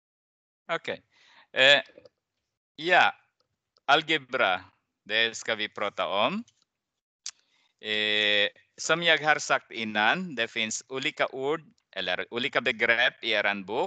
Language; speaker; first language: Swedish; non-native, fluent; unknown